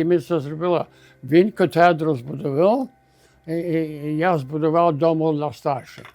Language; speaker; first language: Ukrainian; early bilingual, heritage; Ukrainian